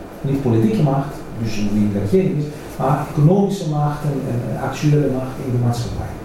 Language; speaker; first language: Dutch; non-native, fluent; Greek